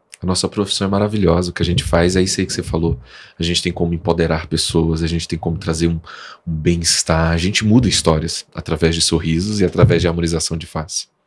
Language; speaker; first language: Portuguese; native; Portuguese